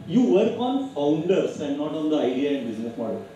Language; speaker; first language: English; non-native, local second language; Marathi